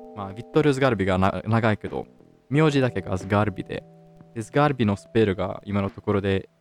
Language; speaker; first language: Japanese; non-native, fluent; Italian